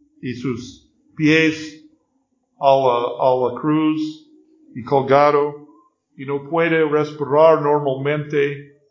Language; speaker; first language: Spanish; non-native, learner; English